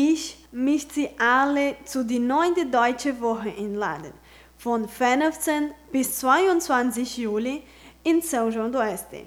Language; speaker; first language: German; non-native, learner; Portuguese